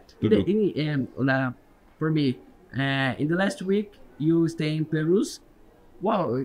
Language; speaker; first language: English; non-native, learner; Portuguese